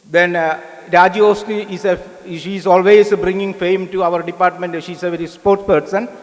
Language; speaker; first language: English; non-native, local second language; Malayalam